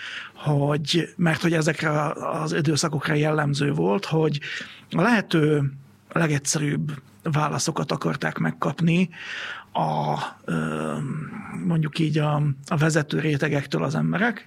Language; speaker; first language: Hungarian; native; Hungarian